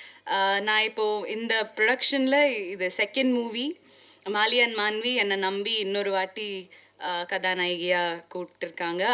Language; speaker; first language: Tamil; non-native, local second language; Malayalam